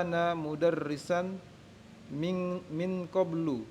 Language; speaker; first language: Arabic; non-native, learner; Indonesian